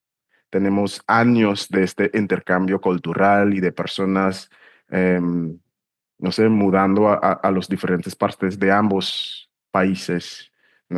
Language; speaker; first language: Spanish; non-native, fluent; English